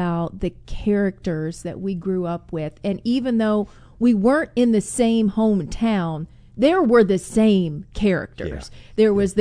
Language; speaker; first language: English; native; English